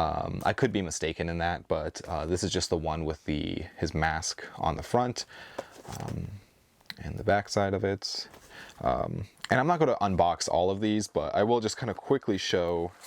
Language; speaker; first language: English; native; English